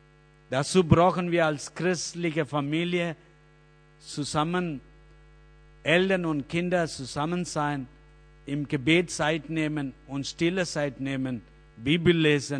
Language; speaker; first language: German; non-native, learner; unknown